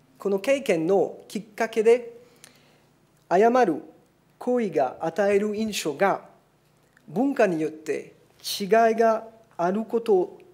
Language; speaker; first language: Japanese; non-native, fluent; French